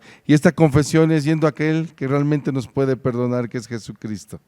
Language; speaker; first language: Spanish; native; Spanish